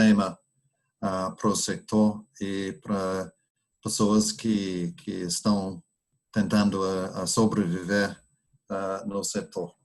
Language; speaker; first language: Portuguese; non-native, fluent; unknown